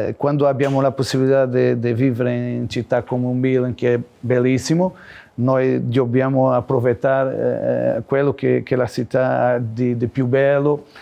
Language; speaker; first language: Italian; non-native, fluent; Portuguese